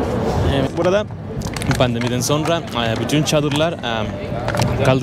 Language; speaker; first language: Turkish; non-native, fluent; Spanish